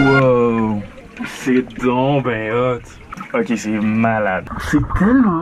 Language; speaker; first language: French; native; French